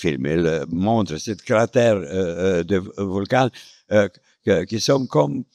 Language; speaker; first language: French; non-native, fluent; Romanian